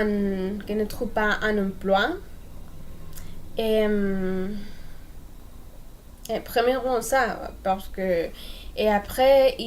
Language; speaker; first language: French; non-native, learner; Spanish